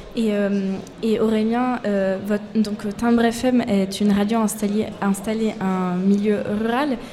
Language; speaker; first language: French; native; French